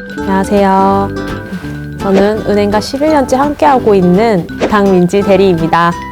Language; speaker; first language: Korean; native; Korean